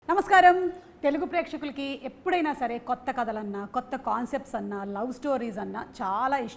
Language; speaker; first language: Telugu; native; Telugu